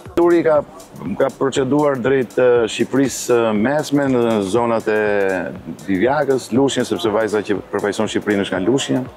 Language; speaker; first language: Albanian; native; Albanian